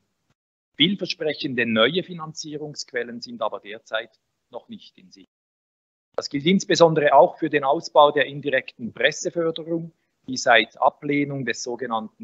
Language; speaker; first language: German; native; German